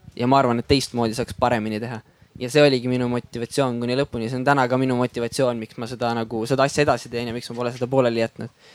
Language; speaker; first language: Estonian; native; Estonian